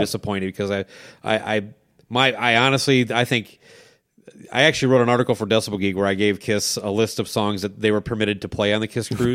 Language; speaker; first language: English; native; English